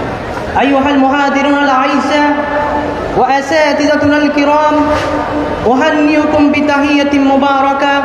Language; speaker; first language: Arabic; non-native, learner; Bangla